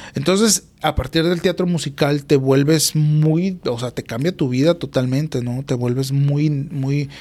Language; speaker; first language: Spanish; native; Spanish